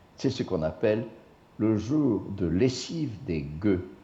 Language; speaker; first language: French; non-native, fluent; English